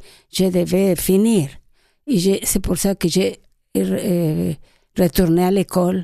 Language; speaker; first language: French; non-native, learner; Spanish